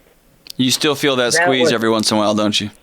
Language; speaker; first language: English; native; English